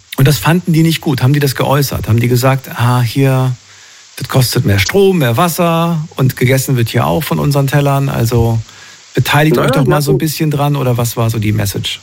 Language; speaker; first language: German; native; German